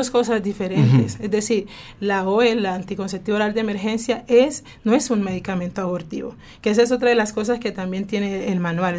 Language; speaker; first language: Spanish; native; Spanish